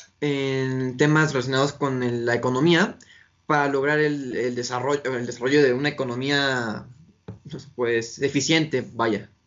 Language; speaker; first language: Spanish; native; Spanish